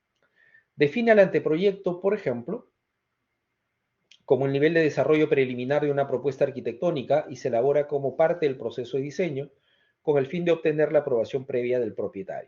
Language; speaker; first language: Spanish; native; Spanish